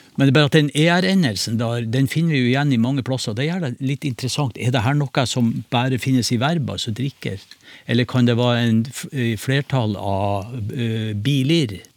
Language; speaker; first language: Norwegian; native; Norwegian